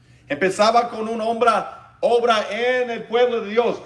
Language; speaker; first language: Spanish; non-native, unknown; English